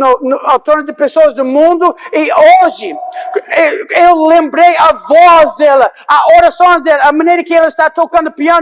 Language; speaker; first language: Portuguese; non-native, fluent; English